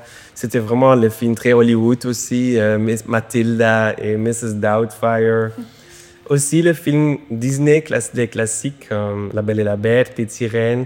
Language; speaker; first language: French; non-native, learner; Dutch